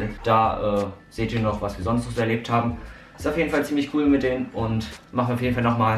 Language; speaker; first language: German; native; German